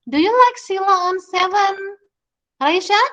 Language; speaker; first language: English; non-native, fluent; Indonesian